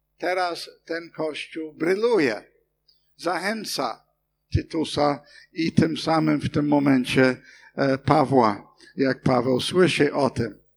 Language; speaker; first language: Polish; non-native, fluent; English